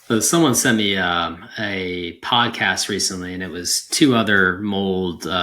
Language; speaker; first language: English; native; English